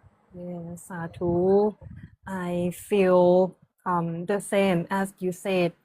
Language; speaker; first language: English; non-native, learner; Thai